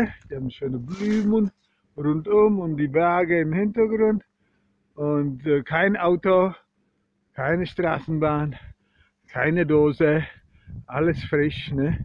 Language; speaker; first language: German; non-native, fluent; Czech